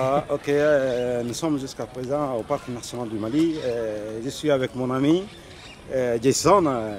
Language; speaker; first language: French; non-native, local second language; Bambara